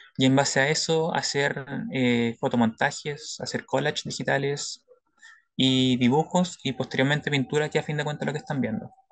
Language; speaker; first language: Spanish; native; Spanish